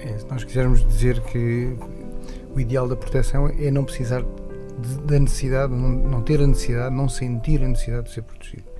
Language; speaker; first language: Portuguese; native; Portuguese